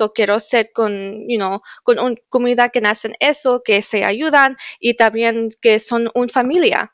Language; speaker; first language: Spanish; early bilingual, heritage; Spanish